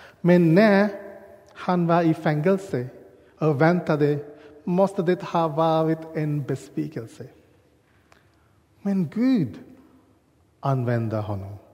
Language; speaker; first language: Swedish; non-native, learner; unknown